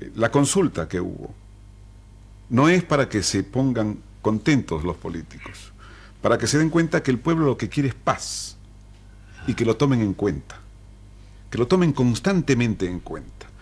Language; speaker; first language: Spanish; native; Spanish